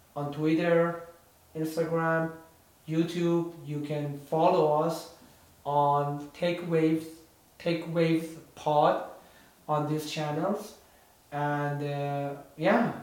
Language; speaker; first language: English; non-native, fluent; Persian